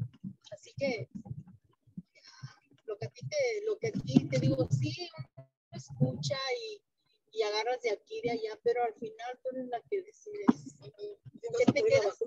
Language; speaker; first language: Spanish; native; Spanish